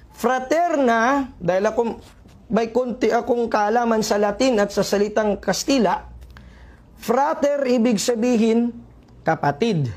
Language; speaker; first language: Filipino; non-native, local second language; Maranao